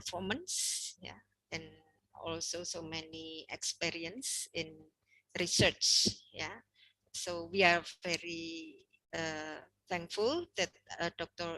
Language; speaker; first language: English; non-native, learner; Indonesian